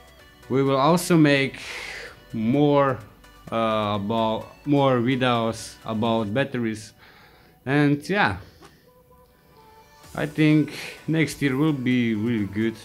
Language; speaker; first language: English; non-native, learner; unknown